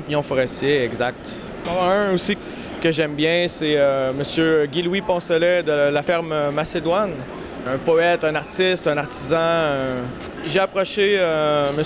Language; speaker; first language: French; native; French